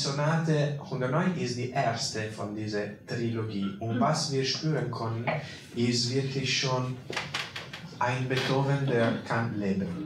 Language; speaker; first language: German; non-native, fluent; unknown